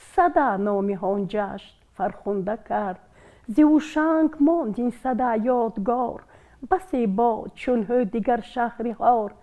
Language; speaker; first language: Tajik; non-native, local second language; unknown